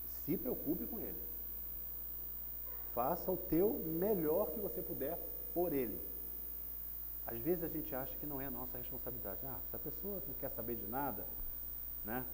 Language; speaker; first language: Portuguese; native; Portuguese